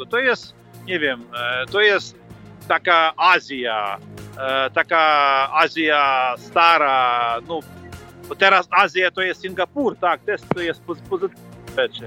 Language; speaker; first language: Polish; non-native, fluent; Ukrainian